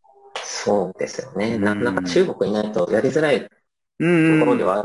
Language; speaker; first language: Japanese; native; Japanese